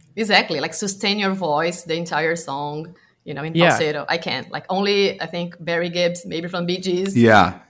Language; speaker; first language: English; non-native, fluent; Portuguese